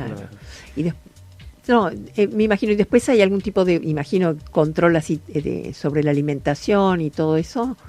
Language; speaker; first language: Spanish; native; Spanish